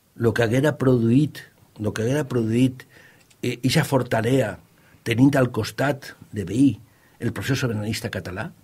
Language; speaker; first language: Catalan; native; Catalan